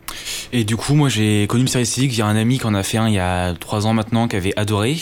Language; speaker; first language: French; native; French